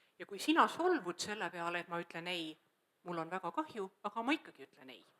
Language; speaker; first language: Estonian; native; Estonian